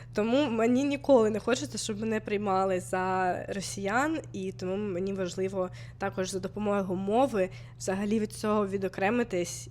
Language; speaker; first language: Ukrainian; non-native, local second language; Russian